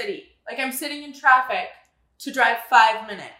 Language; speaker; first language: English; native; English